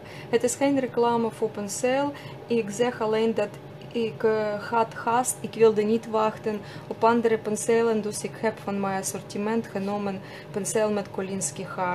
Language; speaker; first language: Dutch; non-native, fluent; Russian